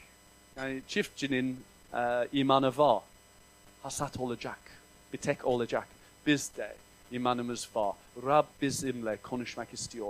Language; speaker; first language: Turkish; non-native, fluent; English